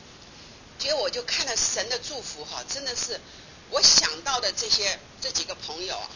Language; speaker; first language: Chinese; native; Chinese